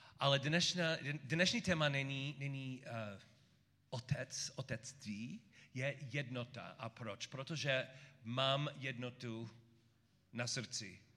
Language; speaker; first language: Czech; non-native, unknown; English